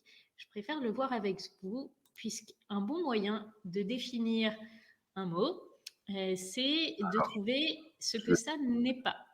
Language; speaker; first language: French; native; French